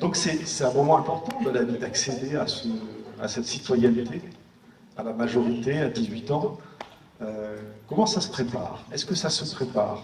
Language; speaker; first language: French; native; French